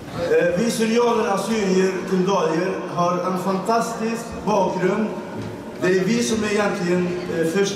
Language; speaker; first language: Swedish; non-native, fluent; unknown